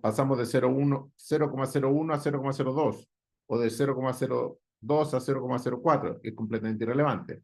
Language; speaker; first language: Spanish; native; Spanish